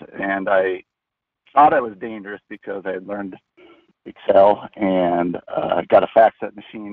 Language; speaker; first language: English; native; English